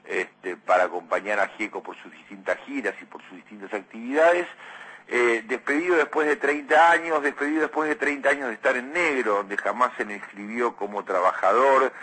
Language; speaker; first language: Spanish; native; Spanish